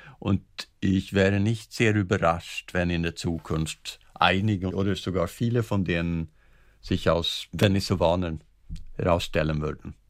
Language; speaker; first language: German; non-native, fluent; Swedish